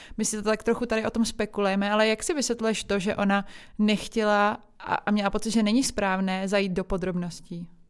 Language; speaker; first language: Czech; native; Czech